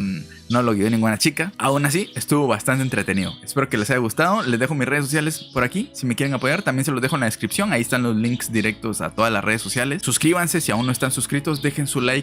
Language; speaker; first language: Spanish; native; Spanish